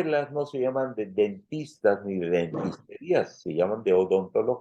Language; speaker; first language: Spanish; native; Spanish